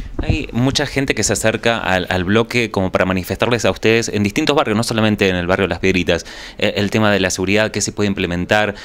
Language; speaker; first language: Spanish; native; Spanish